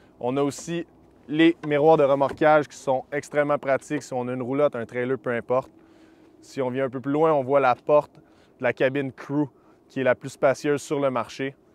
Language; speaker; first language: French; native; French